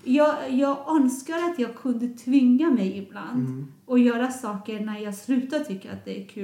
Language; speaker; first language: Swedish; non-native, fluent; Persian